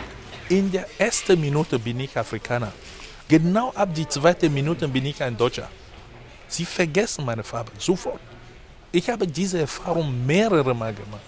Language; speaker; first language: German; non-native, fluent; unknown